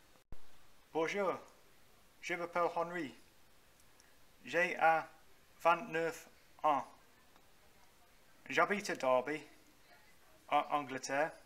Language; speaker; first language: French; non-native, learner; English